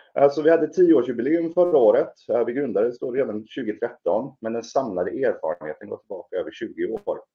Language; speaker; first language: Swedish; native; Swedish